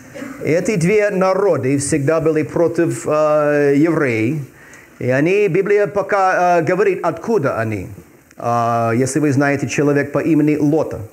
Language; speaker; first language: Russian; non-native, fluent; English